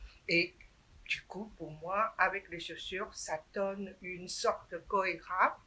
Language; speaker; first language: French; non-native, fluent; Chinese